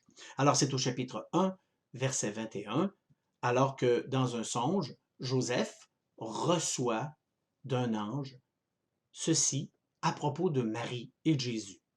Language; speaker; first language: French; native; French